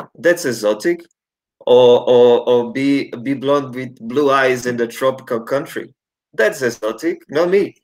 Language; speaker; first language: English; non-native, learner; Portuguese